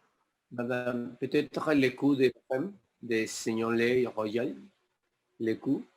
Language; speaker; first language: French; non-native, learner; Spanish